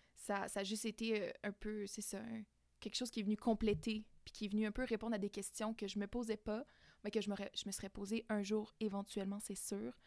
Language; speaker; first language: French; native; French